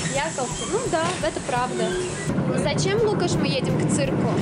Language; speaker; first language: Russian; native; Russian